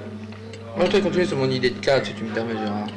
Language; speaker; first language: French; native; French